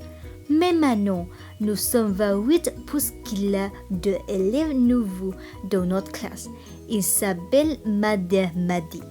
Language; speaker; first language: French; non-native, learner; Vietnamese